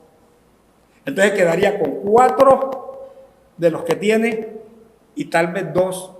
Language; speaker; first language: Spanish; native; Spanish